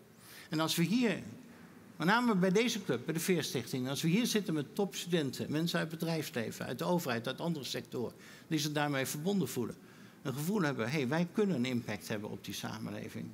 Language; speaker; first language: Dutch; native; Dutch